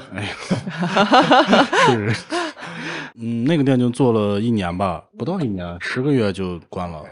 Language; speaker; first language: Chinese; native; Chinese